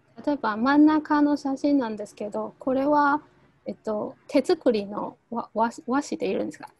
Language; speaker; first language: Japanese; non-native, fluent; Chinese